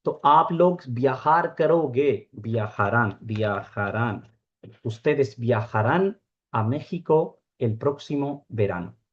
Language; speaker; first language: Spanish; non-native, fluent; Urdu